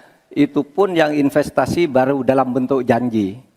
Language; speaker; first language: Indonesian; native; Indonesian